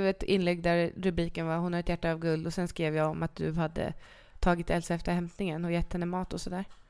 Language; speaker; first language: Swedish; native; Swedish